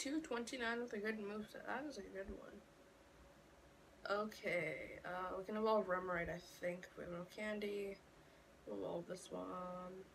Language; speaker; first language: English; native; English